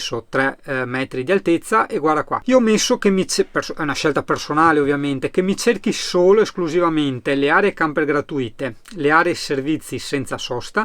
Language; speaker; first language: Italian; native; Italian